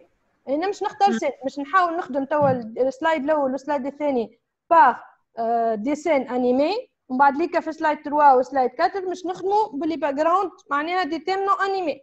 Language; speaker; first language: Arabic; native; Arabic